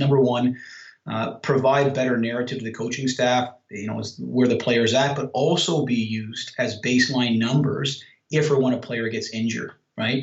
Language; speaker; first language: English; native; English